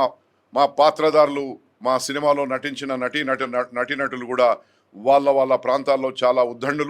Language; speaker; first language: Telugu; native; Telugu